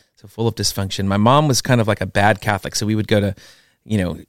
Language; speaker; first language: English; native; English